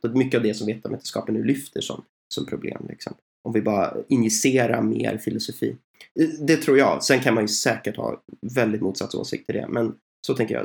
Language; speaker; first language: Swedish; native; Swedish